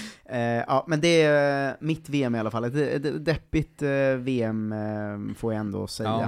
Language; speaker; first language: Swedish; native; Swedish